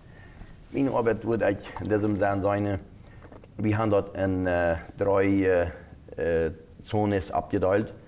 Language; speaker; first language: German; non-native, local second language; Plautdietsch